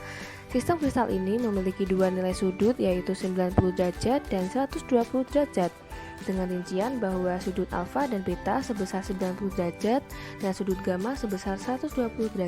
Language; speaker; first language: Indonesian; native; Indonesian